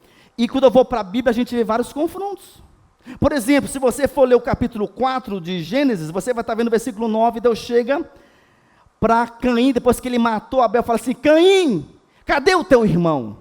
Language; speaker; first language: Portuguese; native; Portuguese